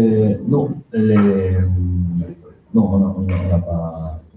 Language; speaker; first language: French; non-native, learner; Spanish